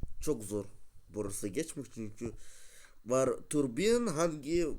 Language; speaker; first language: Turkish; non-native, learner; Russian